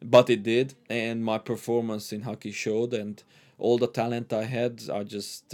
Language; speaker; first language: English; non-native, fluent; Hungarian